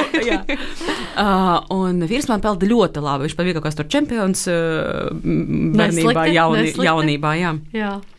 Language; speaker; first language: Latvian; non-native, local second language; Russian